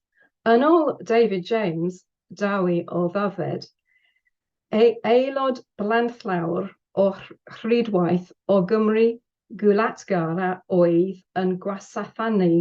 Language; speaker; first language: Welsh; non-native, learner; English